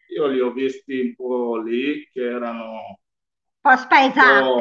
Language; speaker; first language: Italian; non-native, fluent; Swahili